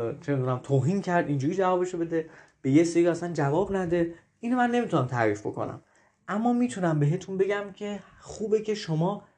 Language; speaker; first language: Persian; native; Persian